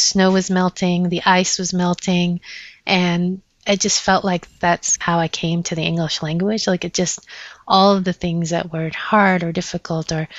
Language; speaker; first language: English; early bilingual, other home language; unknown